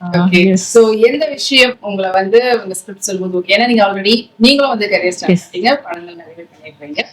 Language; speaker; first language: Tamil; native; Tamil